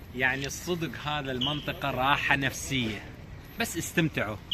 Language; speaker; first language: Arabic; non-native, local second language; Azerbaijani